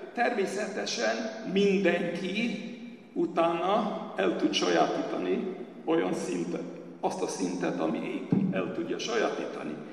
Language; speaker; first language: Hungarian; early bilingual, heritage; Hungarian